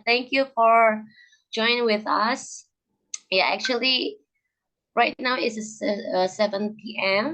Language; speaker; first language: English; non-native, learner; Indonesian